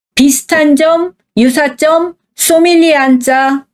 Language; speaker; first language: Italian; non-native, fluent; Korean